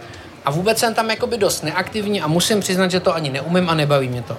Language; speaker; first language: Czech; native; Czech